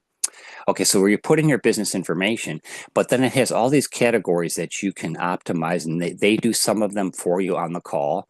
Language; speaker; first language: English; native; English